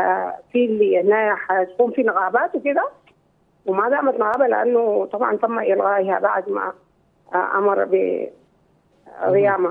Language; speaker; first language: Arabic; native; Arabic